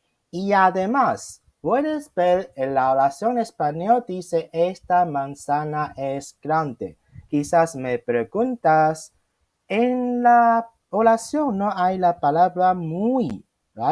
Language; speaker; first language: Spanish; non-native, fluent; Chinese